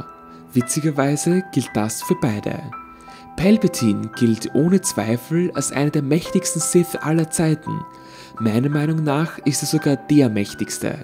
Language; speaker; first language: German; native; German